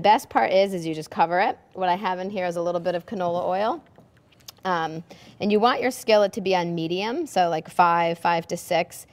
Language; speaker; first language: English; native; English